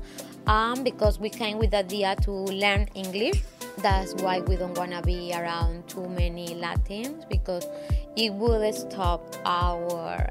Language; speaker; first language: English; non-native, learner; Spanish